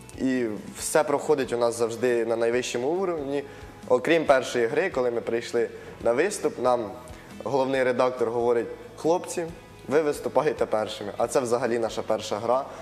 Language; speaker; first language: Ukrainian; native; Ukrainian